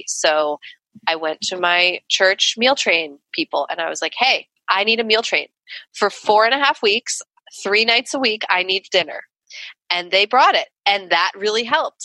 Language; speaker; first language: English; native; English